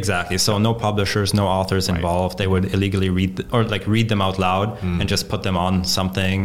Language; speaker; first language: English; non-native, fluent; Polish